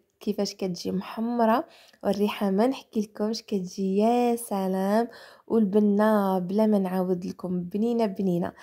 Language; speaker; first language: Arabic; native; Arabic